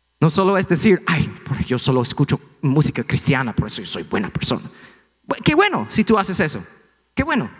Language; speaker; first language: Spanish; non-native, fluent; English